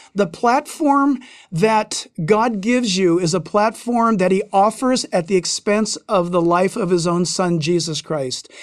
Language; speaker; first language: English; native; English